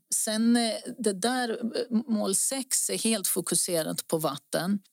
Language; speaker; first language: Swedish; early bilingual, other home language; Greek